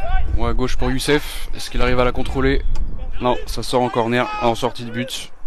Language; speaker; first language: French; native; French